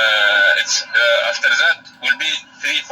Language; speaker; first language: English; non-native, learner; Arabic